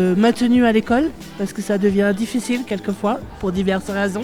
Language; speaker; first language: French; native; French